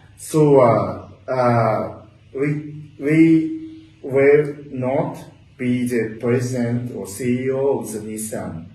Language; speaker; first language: English; non-native, learner; Japanese